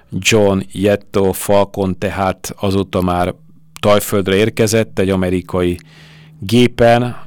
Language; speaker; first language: Hungarian; native; Hungarian